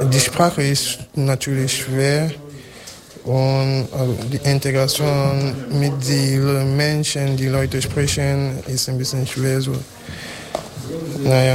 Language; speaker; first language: German; non-native, learner; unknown